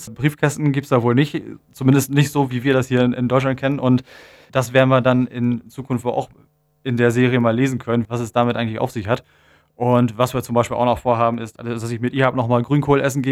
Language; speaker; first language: German; native; German